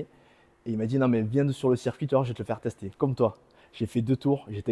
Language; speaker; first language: French; native; French